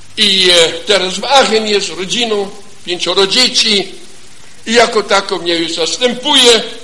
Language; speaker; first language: Polish; non-native, fluent; German